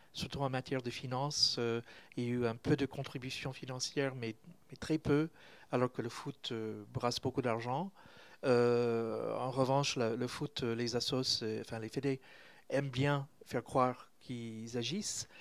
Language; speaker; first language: French; native; French